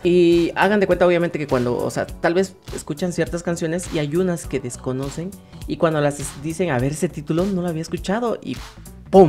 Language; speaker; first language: Spanish; native; Spanish